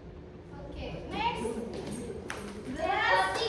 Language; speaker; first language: English; non-native, learner; Indonesian